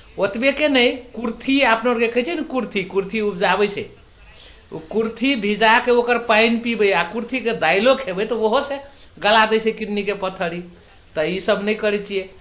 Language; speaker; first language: Maithili; non-native, local second language; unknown